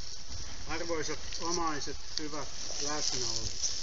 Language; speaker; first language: Finnish; native; Finnish